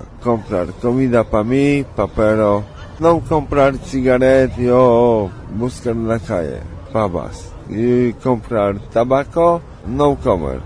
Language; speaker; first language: Spanish; non-native, learner; Polish